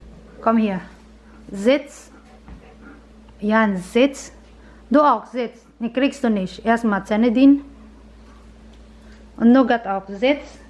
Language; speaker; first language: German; non-native, learner; Filipino